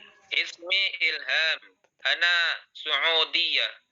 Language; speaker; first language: Arabic; non-native, fluent; Indonesian